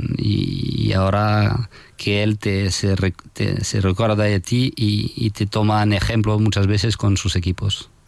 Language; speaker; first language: Spanish; non-native, fluent; French